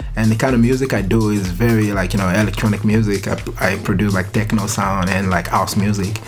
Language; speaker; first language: English; non-native, local second language; Yoruba